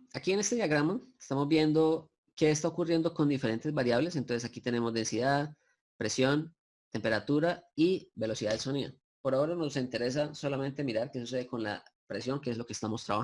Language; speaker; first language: Spanish; native; Spanish